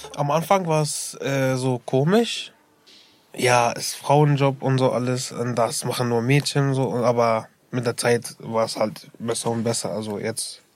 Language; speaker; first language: German; early bilingual, other home language; Arabic